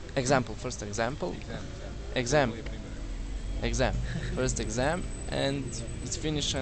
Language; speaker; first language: English; non-native, learner; Serbian